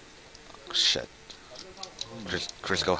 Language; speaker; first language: English; native; English